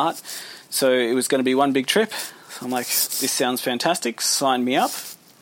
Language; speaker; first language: English; native; English